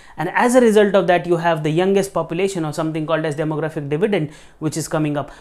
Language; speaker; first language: English; non-native, local second language; Marathi